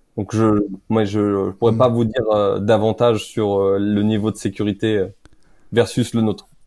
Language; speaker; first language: French; native; French